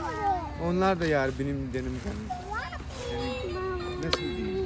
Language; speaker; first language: Turkish; non-native, learner; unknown